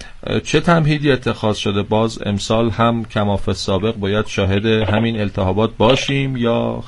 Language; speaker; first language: Persian; native; Persian